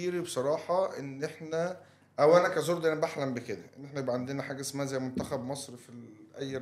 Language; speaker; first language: Arabic; native; Arabic